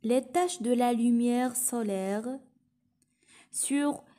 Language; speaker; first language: French; non-native, local second language; Arabic